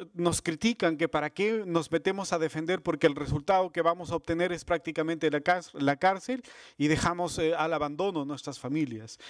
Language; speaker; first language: Spanish; native; Spanish